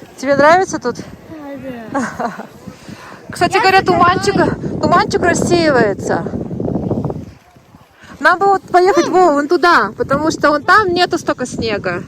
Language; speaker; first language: Russian; native; Russian